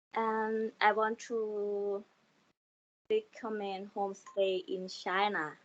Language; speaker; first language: English; non-native, learner; Thai